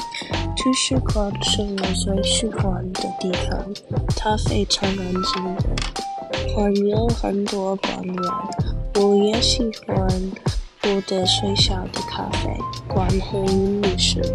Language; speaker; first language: Chinese; non-native, learner; English